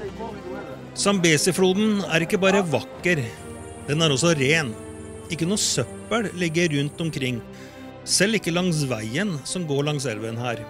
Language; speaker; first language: Norwegian; native; Norwegian